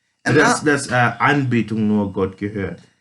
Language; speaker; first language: German; non-native, fluent; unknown